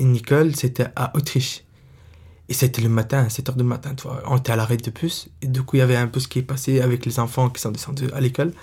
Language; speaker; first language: French; non-native, fluent; Arabic